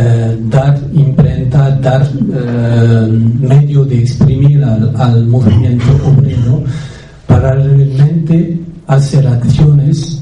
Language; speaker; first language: Spanish; non-native, fluent; French